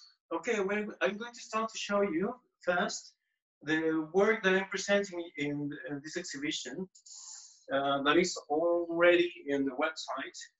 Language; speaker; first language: English; non-native, fluent; Spanish